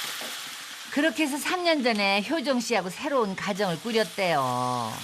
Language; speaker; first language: Korean; native; Korean